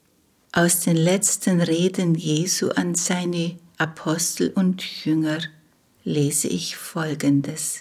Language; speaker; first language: German; native; German